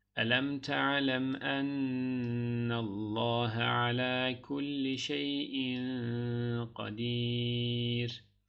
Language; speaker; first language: Arabic; non-native, fluent; Turkish